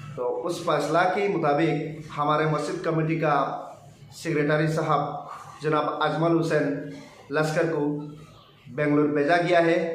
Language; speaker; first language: Hindi; non-native, local second language; Bangla